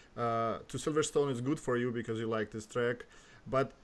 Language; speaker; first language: English; non-native, learner; Russian